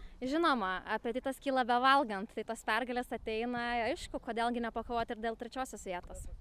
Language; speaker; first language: Lithuanian; native; Lithuanian